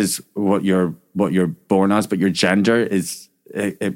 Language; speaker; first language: English; native; English